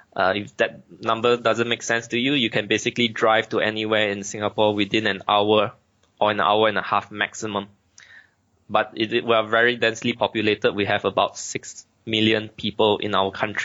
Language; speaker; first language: English; native; English